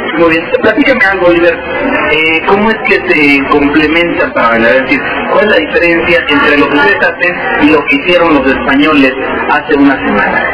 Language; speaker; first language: Spanish; native; Spanish